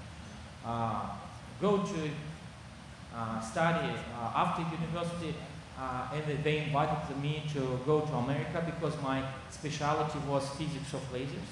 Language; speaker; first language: English; non-native, learner; Kazakh